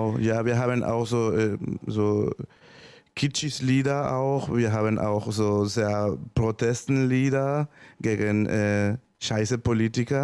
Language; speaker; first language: German; non-native, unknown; Spanish